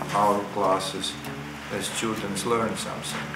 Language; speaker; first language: English; non-native, fluent; Swedish